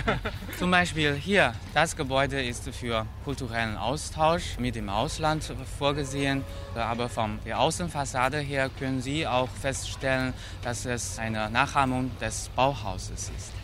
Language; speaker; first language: German; non-native, fluent; Chinese